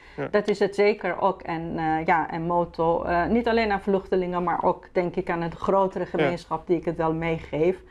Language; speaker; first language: Dutch; non-native, fluent; Persian